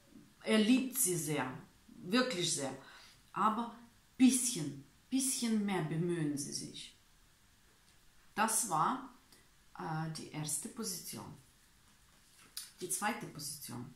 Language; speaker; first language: German; non-native, learner; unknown